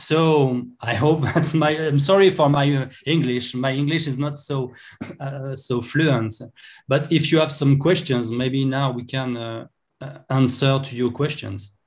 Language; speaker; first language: English; non-native, learner; French